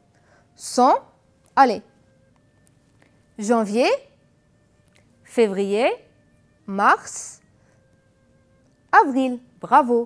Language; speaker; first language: French; non-native, fluent; Arabic